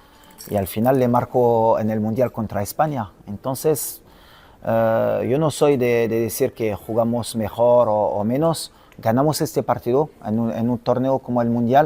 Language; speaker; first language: Spanish; non-native, fluent; French